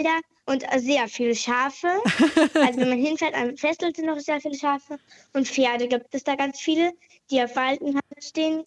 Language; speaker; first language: German; native; German